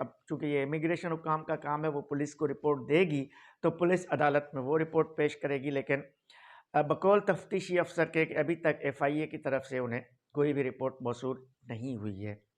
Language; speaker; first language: Urdu; non-native, local second language; Sindhi